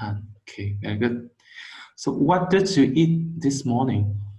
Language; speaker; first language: English; non-native, learner; Vietnamese